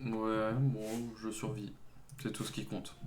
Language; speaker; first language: French; native; French